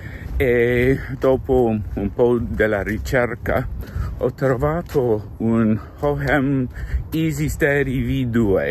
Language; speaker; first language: Italian; non-native, learner; English